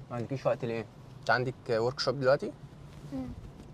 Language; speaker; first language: Arabic; native; Arabic